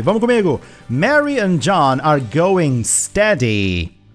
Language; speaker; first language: English; non-native, fluent; Portuguese